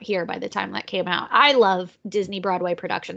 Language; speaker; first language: English; native; English